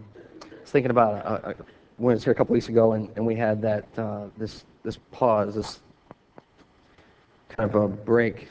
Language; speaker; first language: English; native; English